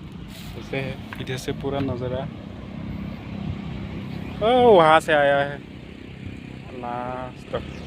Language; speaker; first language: Hindi; non-native, local second language; Assamese